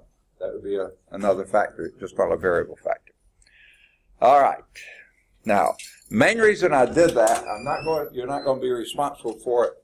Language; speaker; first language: English; native; English